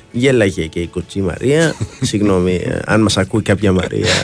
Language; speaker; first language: Greek; non-native, fluent; Arabic